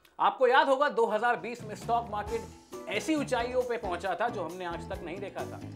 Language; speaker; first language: Hindi; native; Hindi